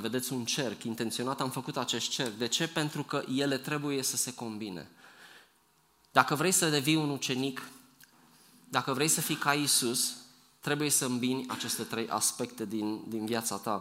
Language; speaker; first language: Romanian; native; Romanian